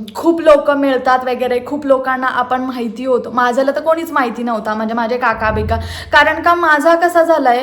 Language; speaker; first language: Marathi; non-native, local second language; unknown